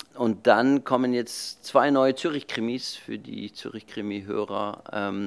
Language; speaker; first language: German; native; German